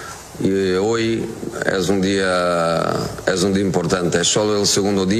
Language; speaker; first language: Spanish; non-native, fluent; Portuguese